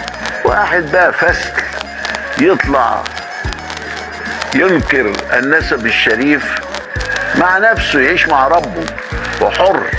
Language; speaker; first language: Arabic; native; Arabic